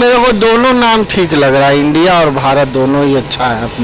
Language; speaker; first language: Hindi; non-native, local second language; Bangla